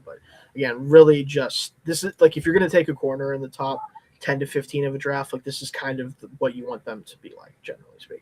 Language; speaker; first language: English; native; English